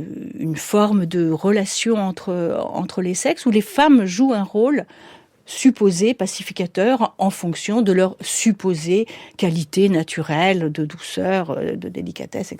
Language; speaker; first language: French; native; French